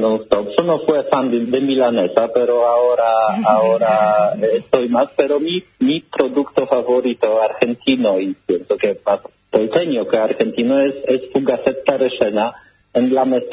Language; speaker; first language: Spanish; non-native, learner; Polish